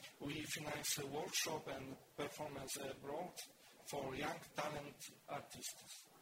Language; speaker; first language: English; non-native, learner; Polish